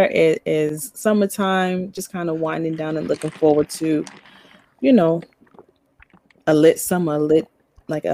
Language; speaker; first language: English; early bilingual, other home language; Spanish